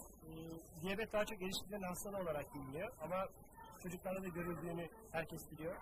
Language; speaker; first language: Turkish; native; Turkish